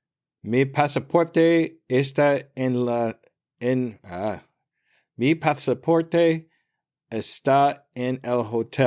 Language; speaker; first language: Spanish; non-native, learner; English